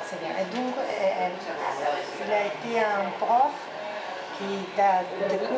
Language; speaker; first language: French; non-native, learner; Spanish